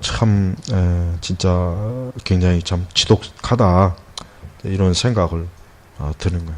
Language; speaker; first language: Korean; native; Korean